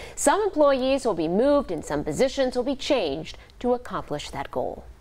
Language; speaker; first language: English; native; English